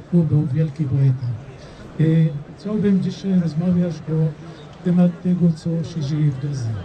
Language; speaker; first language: Polish; non-native, fluent; Arabic